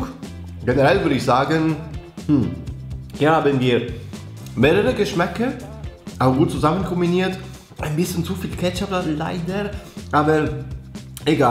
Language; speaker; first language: German; non-native, fluent; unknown